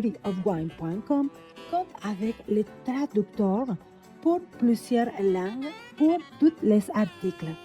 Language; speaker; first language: French; non-native, fluent; Spanish